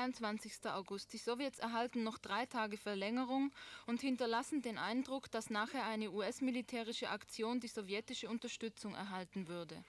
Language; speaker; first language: German; native; German